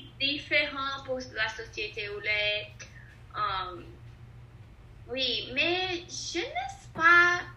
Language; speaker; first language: French; non-native, learner; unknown